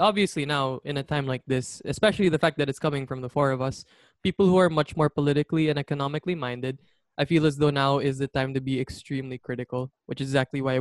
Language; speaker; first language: English; non-native, local second language; Filipino